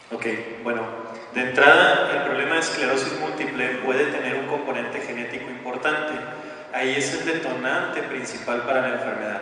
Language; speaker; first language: Spanish; native; Spanish